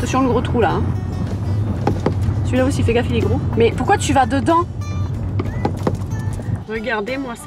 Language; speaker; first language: French; native; French